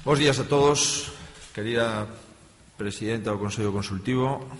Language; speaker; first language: Spanish; native; Spanish